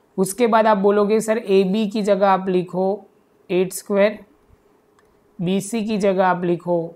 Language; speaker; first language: Hindi; non-native, local second language; Gujarati